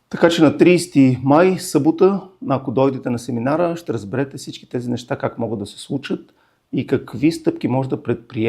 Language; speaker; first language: Bulgarian; native; Bulgarian